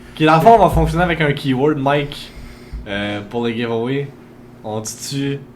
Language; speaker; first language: French; native; French